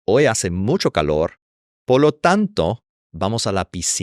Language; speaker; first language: Spanish; non-native, fluent; English